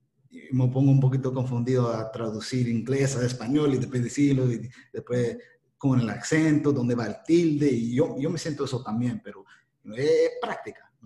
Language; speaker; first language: Spanish; early bilingual, heritage; Spanish